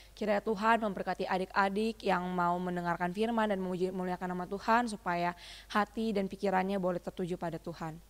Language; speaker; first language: Indonesian; native; Indonesian